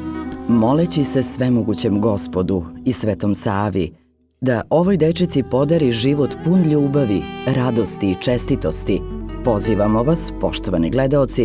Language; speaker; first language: Serbian; native; Serbian